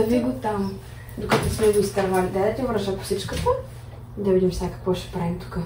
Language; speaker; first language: Bulgarian; native; Bulgarian